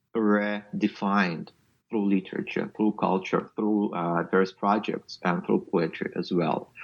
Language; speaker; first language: English; non-native, fluent; Ukrainian